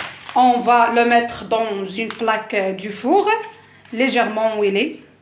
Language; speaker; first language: French; non-native, local second language; Arabic